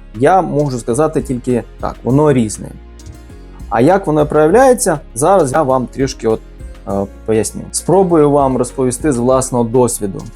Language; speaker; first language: Ukrainian; native; Ukrainian